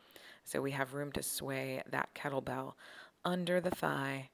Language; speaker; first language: English; native; English